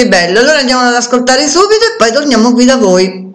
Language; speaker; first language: Italian; native; Italian